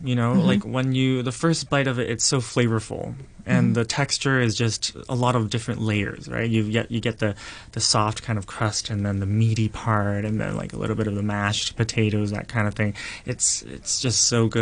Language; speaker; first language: English; native; English